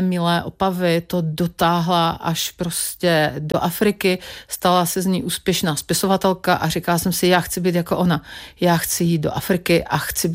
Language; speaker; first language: Czech; native; Czech